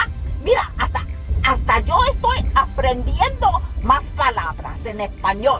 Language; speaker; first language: Spanish; early bilingual, heritage; Spanish